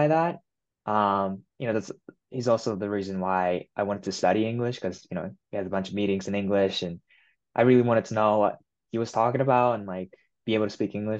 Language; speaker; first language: English; non-native, fluent; Japanese